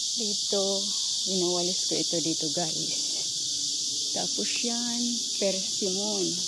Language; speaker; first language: Filipino; non-native, local second language; Cebuano